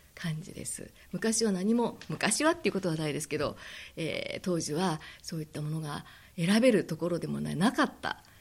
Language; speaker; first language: Japanese; native; Japanese